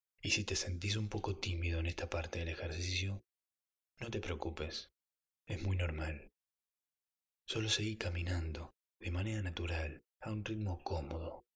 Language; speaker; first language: Spanish; native; Spanish